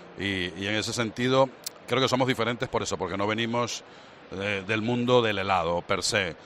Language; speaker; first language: Spanish; native; Spanish